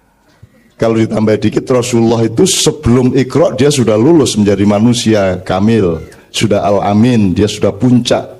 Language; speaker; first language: Indonesian; native; Indonesian